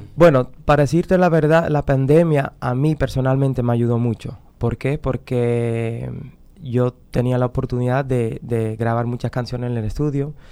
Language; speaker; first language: Spanish; early bilingual, heritage; Spanish